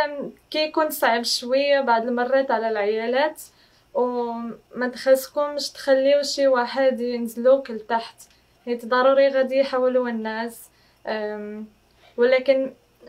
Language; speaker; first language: Arabic; non-native, fluent; English